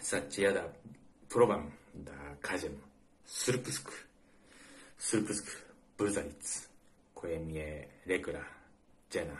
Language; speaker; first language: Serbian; non-native, learner; Japanese